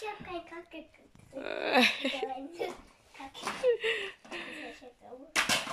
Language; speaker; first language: German; early bilingual, other home language; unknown